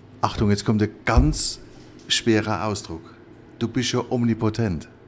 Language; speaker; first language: German; native; German